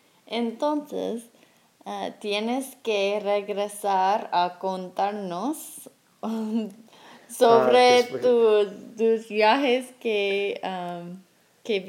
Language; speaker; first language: Spanish; non-native, learner; English